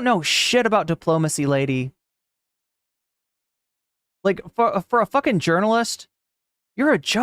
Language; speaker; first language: English; native; English